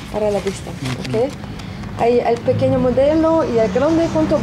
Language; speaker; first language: Spanish; non-native, fluent; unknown